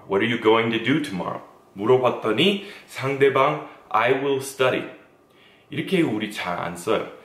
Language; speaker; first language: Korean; non-native, fluent; English